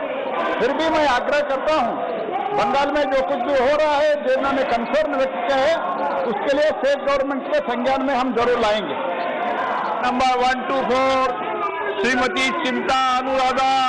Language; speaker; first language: Hindi; non-native, local second language; Bangla